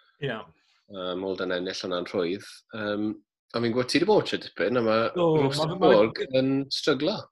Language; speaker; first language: Welsh; native; Welsh